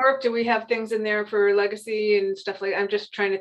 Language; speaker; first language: English; native; English